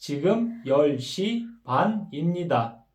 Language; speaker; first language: Korean; non-native, fluent; Kyrgyz